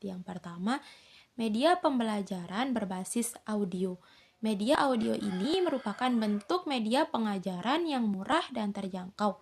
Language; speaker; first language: Indonesian; native; Indonesian